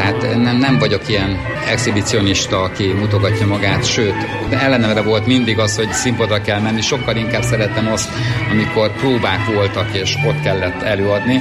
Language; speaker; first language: Hungarian; native; Hungarian